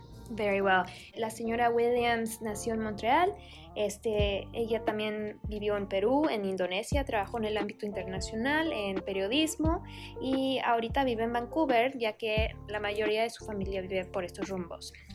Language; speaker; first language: Spanish; native; Spanish